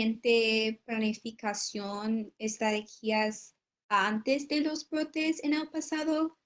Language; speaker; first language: Spanish; non-native, learner; English